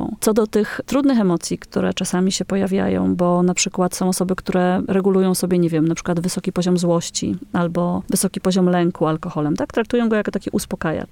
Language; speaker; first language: Polish; native; Polish